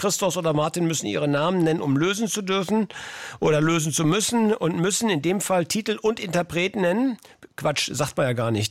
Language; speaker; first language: German; native; German